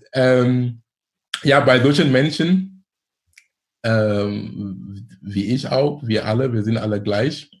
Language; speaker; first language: German; non-native, fluent; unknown